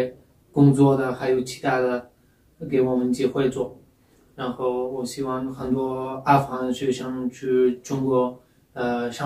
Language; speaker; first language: Chinese; non-native, fluent; Pashto